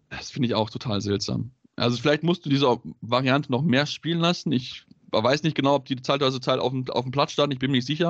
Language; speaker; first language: German; native; German